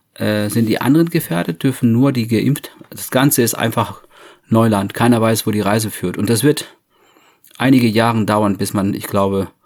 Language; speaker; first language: German; non-native, fluent; English